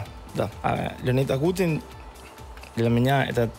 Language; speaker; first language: Russian; non-native, learner; Spanish